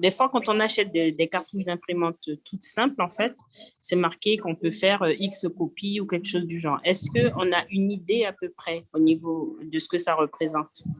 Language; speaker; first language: French; native; French